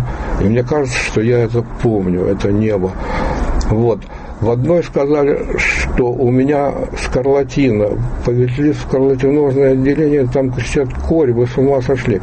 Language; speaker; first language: Russian; native; Russian